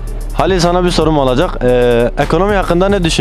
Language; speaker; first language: Turkish; native; Turkish